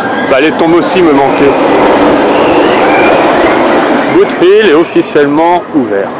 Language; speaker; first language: French; native; French